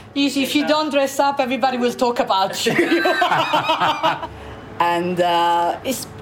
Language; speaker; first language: English; non-native, fluent; Italian